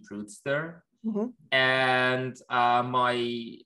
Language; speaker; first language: English; non-native, fluent; Persian